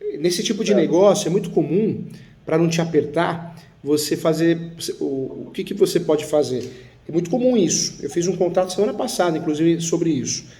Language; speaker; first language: Portuguese; native; Portuguese